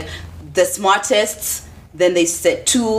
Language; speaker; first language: English; native; English